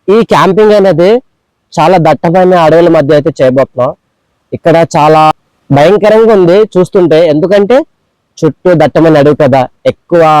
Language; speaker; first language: Telugu; non-native, local second language; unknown